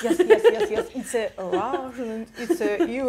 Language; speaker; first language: English; non-native, learner; Russian